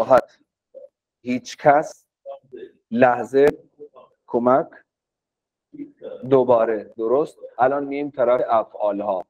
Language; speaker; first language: Persian; non-native, fluent; Urdu